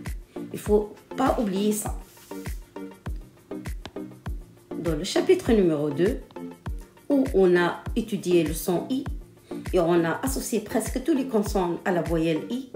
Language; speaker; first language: French; non-native, local second language; Arabic